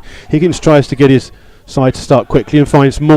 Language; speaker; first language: English; native; English